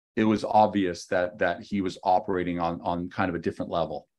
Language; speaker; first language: English; native; English